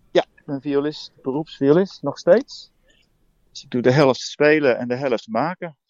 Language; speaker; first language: Dutch; early bilingual, heritage; Dutch